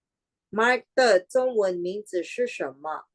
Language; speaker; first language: Chinese; non-native, fluent; Filipino